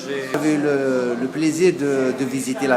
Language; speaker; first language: French; non-native, local second language; Arabic